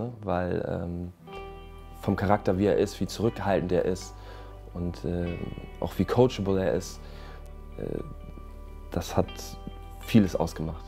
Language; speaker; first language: German; native; German